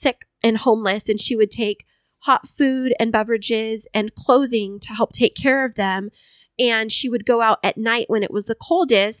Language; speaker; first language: English; native; English